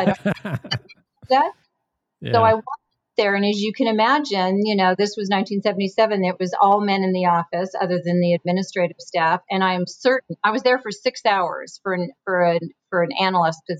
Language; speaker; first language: English; native; English